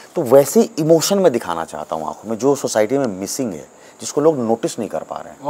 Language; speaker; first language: Hindi; native; Hindi